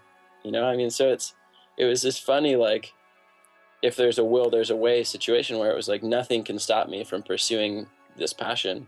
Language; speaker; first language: English; native; English